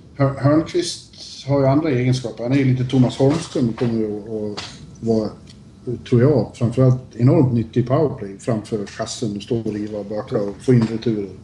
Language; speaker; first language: Swedish; native; Swedish